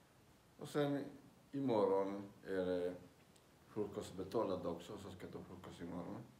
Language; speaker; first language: Swedish; non-native, learner; Spanish